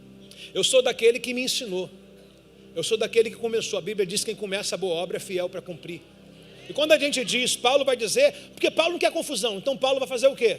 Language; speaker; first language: Portuguese; native; Portuguese